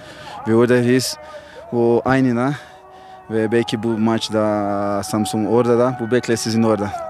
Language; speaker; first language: Turkish; non-native, learner; Portuguese